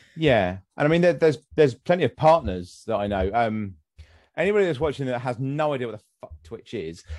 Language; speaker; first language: English; native; English